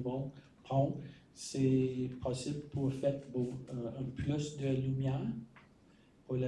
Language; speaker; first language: French; non-native, learner; English